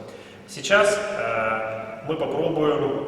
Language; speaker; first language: Russian; native; Russian